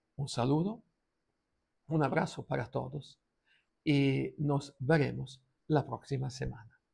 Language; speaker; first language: Spanish; non-native, fluent; Italian